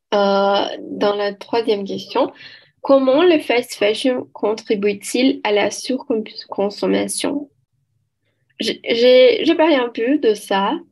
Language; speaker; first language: French; non-native, learner; Portuguese